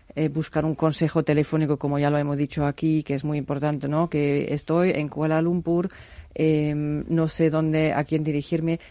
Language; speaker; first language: Spanish; non-native, fluent; German